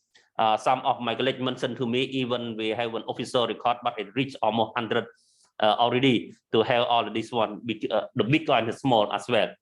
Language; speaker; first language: English; non-native, learner; Khmer